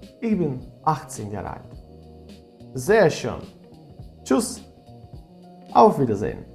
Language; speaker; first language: German; non-native, fluent; Ukrainian